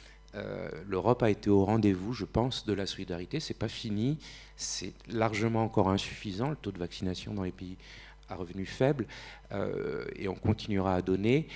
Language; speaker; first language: French; native; French